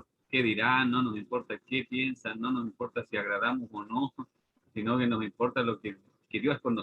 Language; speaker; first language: Spanish; native; Spanish